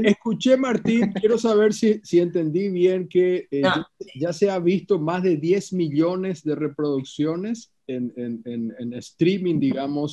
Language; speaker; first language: Spanish; native; Spanish